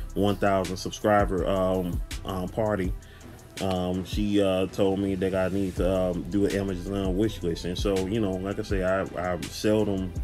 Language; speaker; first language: English; native; English